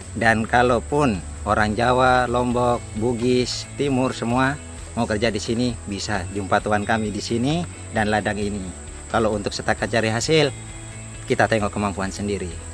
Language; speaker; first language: Indonesian; non-native, local second language; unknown